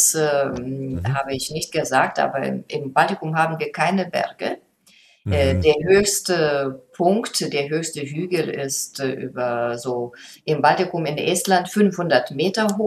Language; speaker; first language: German; non-native, fluent; Lithuanian